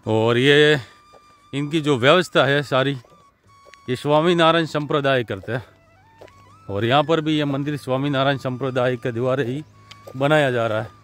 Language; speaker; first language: Hindi; non-native, local second language; Gujarati